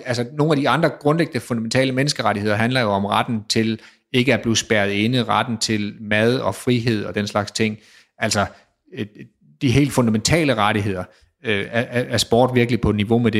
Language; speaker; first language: Danish; native; Danish